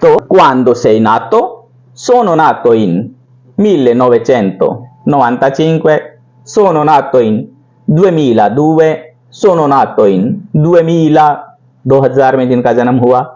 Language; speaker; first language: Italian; non-native, learner; Hindi